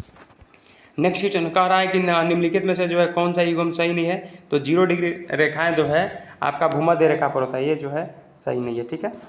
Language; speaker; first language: Hindi; native; Hindi